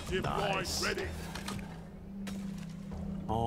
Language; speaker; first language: Korean; native; Korean